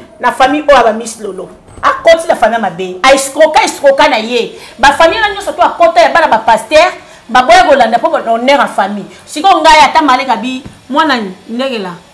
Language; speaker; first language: Lingala; native; Lingala